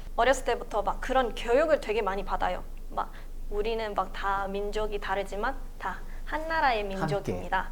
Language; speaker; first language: Korean; non-native, fluent; Malay